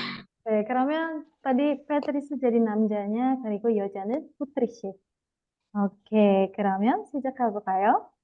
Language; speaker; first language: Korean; non-native, fluent; Indonesian